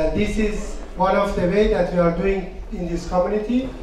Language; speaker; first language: English; non-native, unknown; Persian